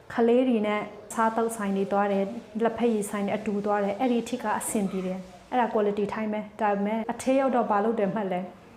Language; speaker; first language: Burmese; non-native, local second language; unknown